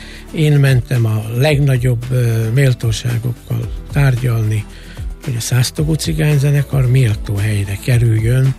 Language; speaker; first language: Hungarian; native; Hungarian